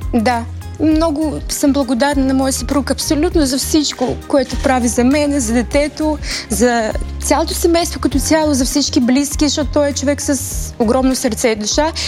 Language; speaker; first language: Bulgarian; early bilingual, heritage; Bulgarian